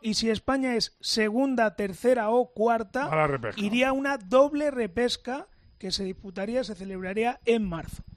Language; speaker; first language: Spanish; native; Spanish